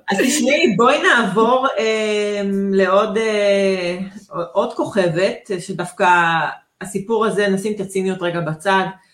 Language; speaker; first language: Hebrew; native; Hebrew